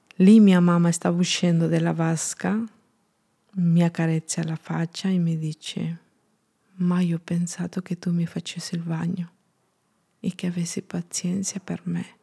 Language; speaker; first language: Italian; non-native, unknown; Spanish